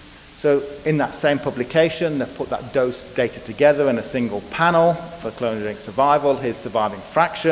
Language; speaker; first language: English; native; English